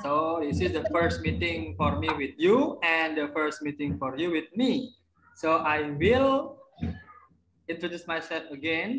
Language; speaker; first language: English; non-native, learner; Indonesian